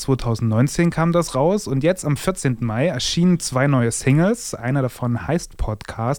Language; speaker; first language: German; native; German